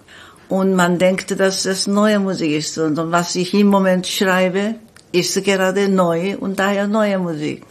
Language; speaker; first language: German; non-native, fluent; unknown